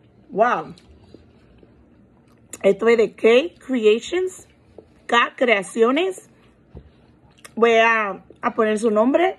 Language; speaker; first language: Spanish; early bilingual, heritage; Spanish